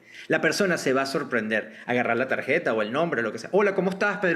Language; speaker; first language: Spanish; native; Spanish